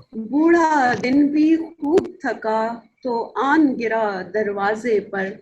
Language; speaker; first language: Urdu; non-native, local second language; Punjabi